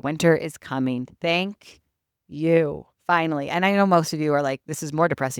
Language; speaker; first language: English; native; English